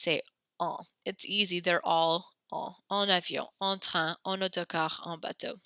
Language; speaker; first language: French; non-native, fluent; English